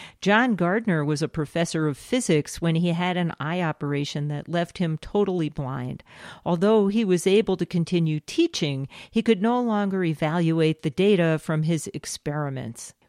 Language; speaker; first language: English; native; English